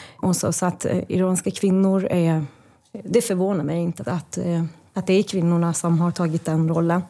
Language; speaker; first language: Swedish; non-native, fluent; Persian